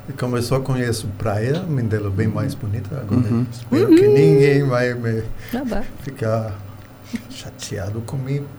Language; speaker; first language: Portuguese; non-native, fluent; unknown